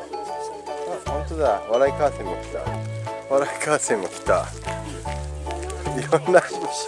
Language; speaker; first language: Japanese; native; Japanese